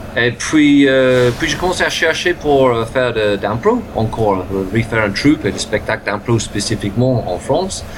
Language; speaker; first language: French; non-native, fluent; English